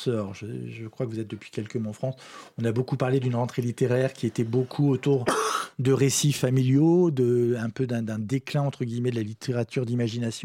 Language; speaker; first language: French; native; French